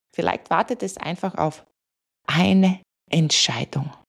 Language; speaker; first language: German; non-native, fluent; Latvian